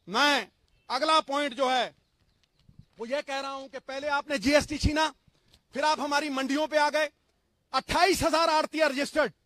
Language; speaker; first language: Hindi; non-native, local second language; Punjabi